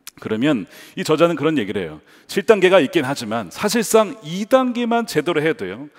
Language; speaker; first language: Korean; native; Korean